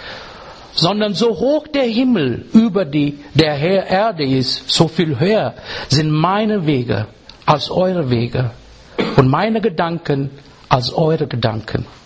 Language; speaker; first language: German; non-native, fluent; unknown